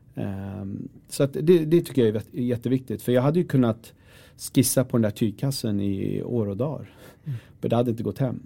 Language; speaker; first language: Swedish; early bilingual, other home language; Kurdish